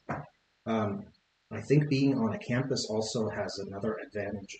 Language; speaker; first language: English; non-native, fluent; Arabic